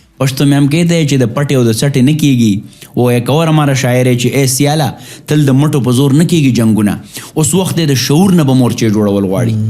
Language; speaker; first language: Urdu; non-native, local second language; Pashto